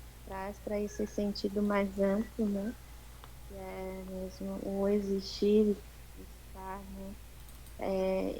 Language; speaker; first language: Portuguese; native; Portuguese